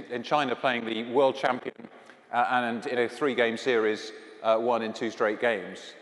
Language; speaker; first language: English; native; English